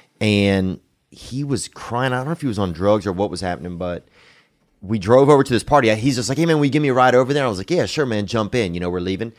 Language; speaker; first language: English; native; English